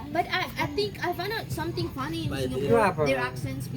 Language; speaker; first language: English; non-native, learner; Indonesian